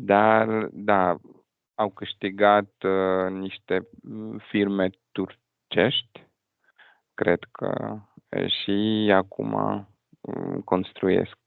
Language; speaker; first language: Romanian; non-native, fluent; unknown